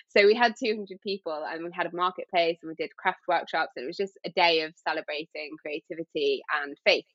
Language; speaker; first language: English; native; English